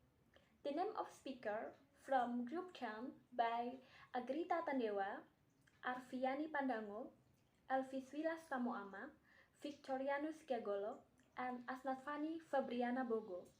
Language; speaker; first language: English; non-native, learner; Indonesian